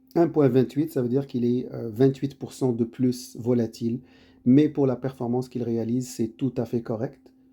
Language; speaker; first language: French; native; French